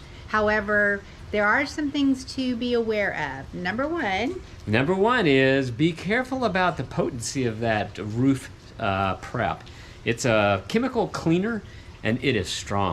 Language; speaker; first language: English; native; English